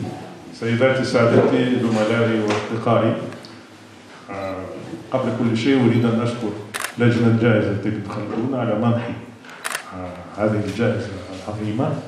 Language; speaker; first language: Arabic; non-native, fluent; Russian